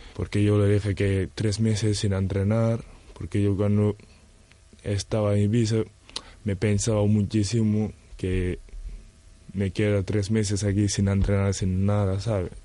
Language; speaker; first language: Spanish; non-native, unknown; Wolof